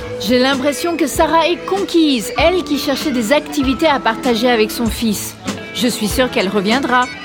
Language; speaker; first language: French; native; French